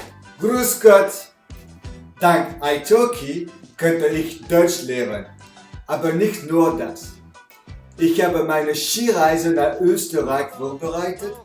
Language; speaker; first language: German; non-native, learner; French